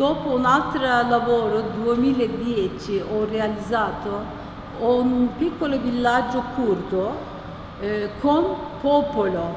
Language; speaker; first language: Italian; non-native, learner; Turkish